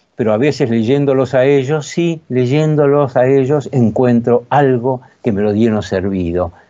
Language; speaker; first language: Spanish; native; Spanish